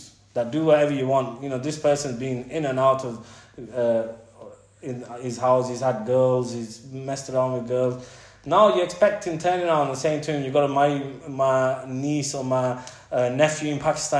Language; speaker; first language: English; native; English